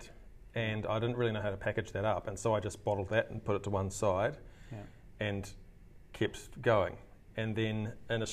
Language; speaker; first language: English; native; English